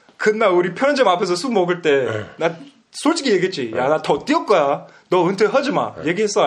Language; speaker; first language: Korean; early bilingual, heritage; English